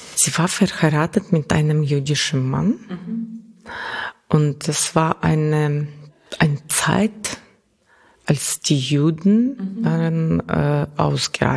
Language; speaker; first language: German; non-native, fluent; Russian